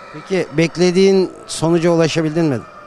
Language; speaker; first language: Turkish; native; Turkish